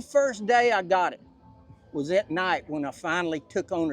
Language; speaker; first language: English; native; English